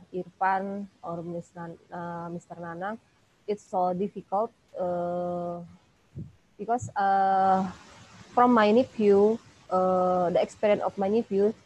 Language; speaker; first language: English; non-native, learner; Indonesian